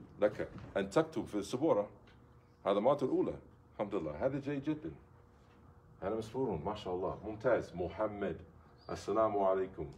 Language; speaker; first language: Arabic; non-native, fluent; English